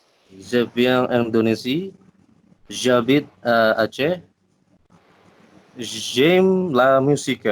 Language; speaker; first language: French; non-native, learner; Indonesian